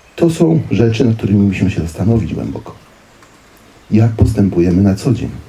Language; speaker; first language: Polish; native; Polish